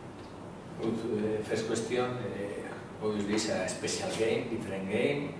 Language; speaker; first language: English; non-native, learner; Spanish